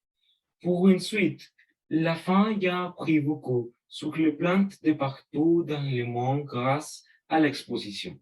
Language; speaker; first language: French; non-native, learner; Spanish